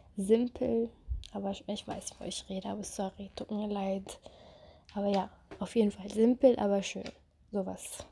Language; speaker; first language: German; non-native, fluent; Arabic